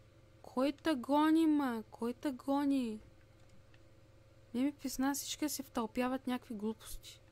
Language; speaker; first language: Bulgarian; native; Bulgarian